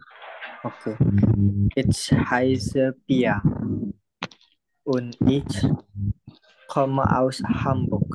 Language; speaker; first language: German; non-native, learner; Indonesian